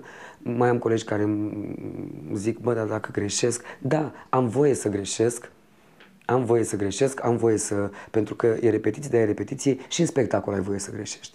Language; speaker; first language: Romanian; native; Romanian